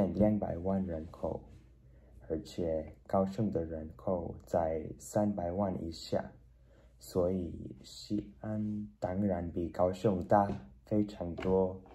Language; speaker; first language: Chinese; non-native, learner; Spanish